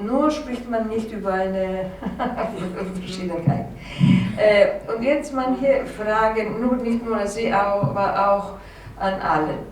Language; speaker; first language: German; non-native, fluent; Greek